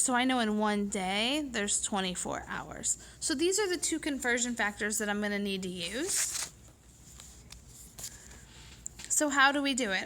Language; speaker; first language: English; native; English